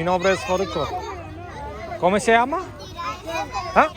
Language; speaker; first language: Spanish; non-native, learner; Turkish